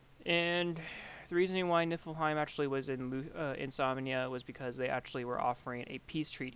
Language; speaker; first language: English; native; English